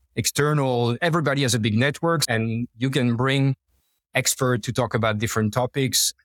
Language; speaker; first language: English; non-native, fluent; French